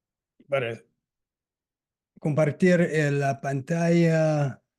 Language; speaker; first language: Spanish; non-native, fluent; English